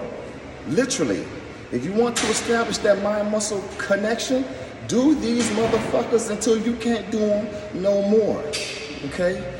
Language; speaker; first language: English; native; English